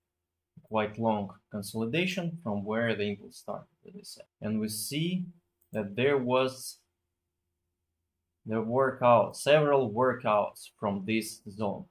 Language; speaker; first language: English; non-native, fluent; Russian